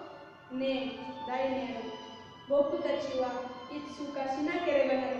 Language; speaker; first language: Japanese; non-native, learner; Indonesian